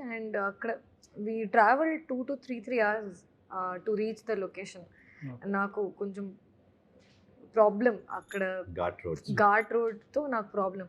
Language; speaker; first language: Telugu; non-native, fluent; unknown